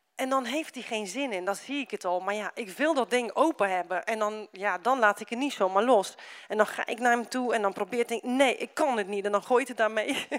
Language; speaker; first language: Dutch; non-native, fluent; Romanian